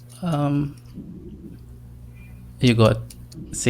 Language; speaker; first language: English; non-native, learner; Indonesian